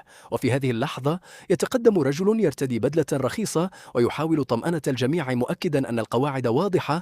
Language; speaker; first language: Arabic; native; Arabic